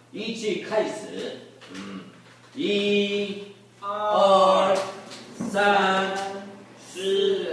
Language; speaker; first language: Chinese; non-native, learner; Korean